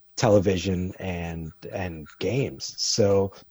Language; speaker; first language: English; native; English